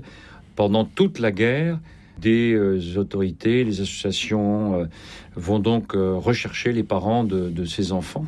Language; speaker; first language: French; native; French